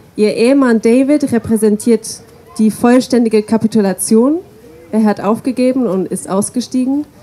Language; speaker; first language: German; non-native, fluent; English